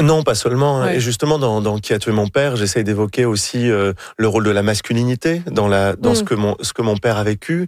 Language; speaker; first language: French; native; French